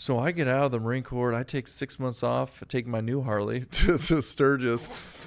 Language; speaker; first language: English; native; English